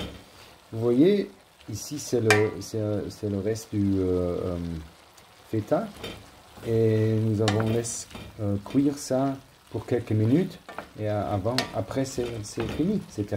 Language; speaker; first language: French; non-native, learner; German